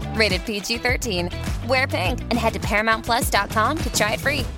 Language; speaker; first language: English; native; English